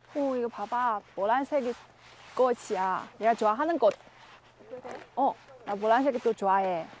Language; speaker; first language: Korean; non-native, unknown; Chinese